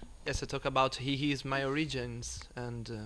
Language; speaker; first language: English; non-native, learner; Italian